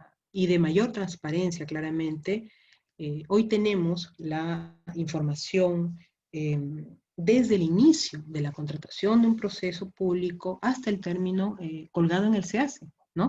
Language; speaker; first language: Spanish; native; Spanish